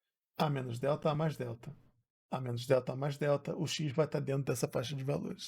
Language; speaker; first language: Portuguese; native; Portuguese